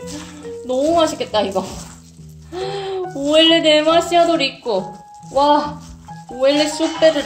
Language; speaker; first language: Spanish; non-native, fluent; Korean